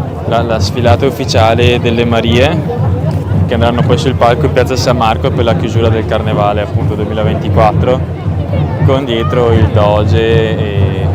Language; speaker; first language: Italian; native; Italian